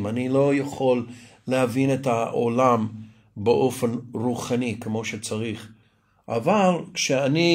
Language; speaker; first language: Hebrew; non-native, fluent; English